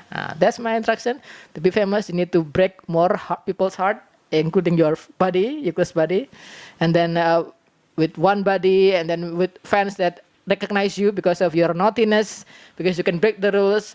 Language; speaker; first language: English; non-native, learner; Indonesian